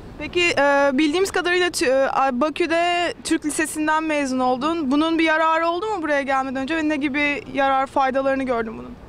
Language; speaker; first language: Turkish; native; Turkish